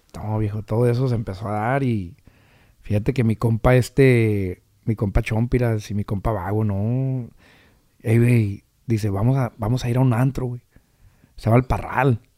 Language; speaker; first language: Spanish; native; Spanish